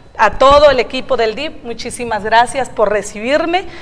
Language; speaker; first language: Spanish; native; Spanish